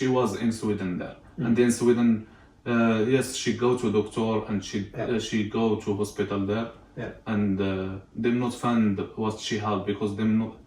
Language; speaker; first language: English; non-native, learner; Arabic